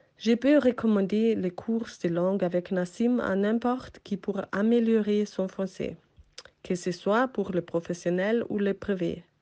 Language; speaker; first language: French; non-native, learner; German